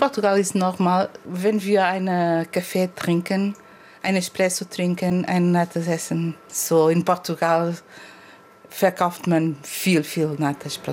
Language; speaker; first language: German; non-native, learner; Portuguese